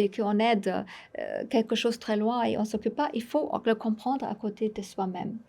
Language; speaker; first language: French; non-native, fluent; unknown